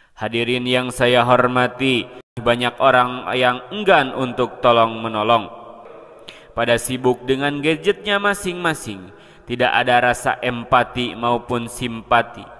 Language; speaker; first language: Indonesian; non-native, local second language; Sundanese